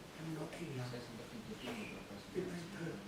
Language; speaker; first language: English; non-native, learner; Sundanese